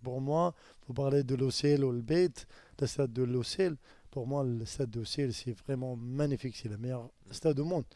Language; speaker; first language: French; non-native, learner; Arabic